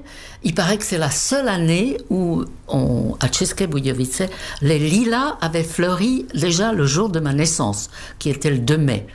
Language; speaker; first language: French; non-native, fluent; Czech